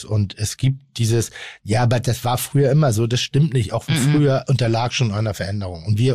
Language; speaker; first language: German; native; German